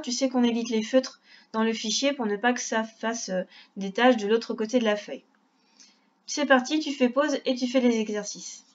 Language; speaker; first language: French; native; French